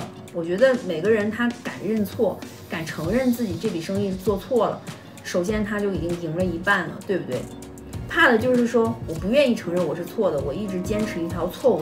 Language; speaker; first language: Chinese; native; Chinese